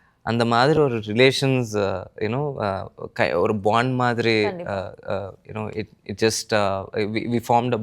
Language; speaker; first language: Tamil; non-native, learner; Telugu